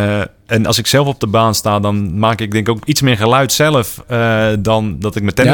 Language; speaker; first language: Dutch; native; Dutch